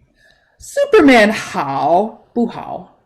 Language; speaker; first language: Chinese; non-native, fluent; English